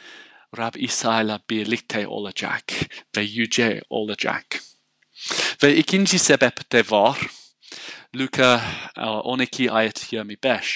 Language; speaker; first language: Turkish; non-native, fluent; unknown